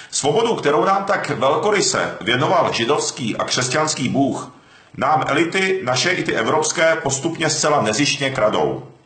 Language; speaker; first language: Czech; early bilingual, other home language; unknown